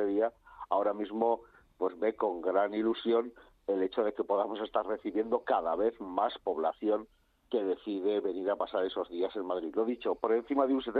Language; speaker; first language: Spanish; native; Spanish